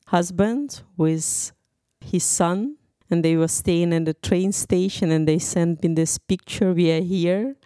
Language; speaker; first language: English; non-native, fluent; Ukrainian